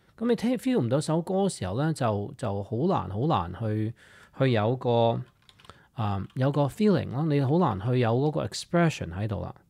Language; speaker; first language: Cantonese; early bilingual, heritage; English